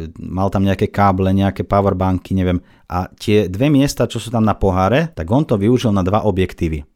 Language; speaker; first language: Slovak; non-native, fluent; Russian